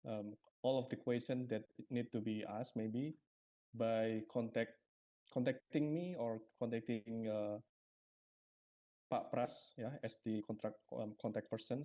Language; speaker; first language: English; non-native, fluent; Indonesian